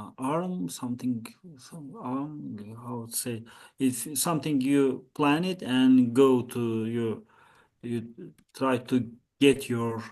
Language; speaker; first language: English; non-native, learner; Azerbaijani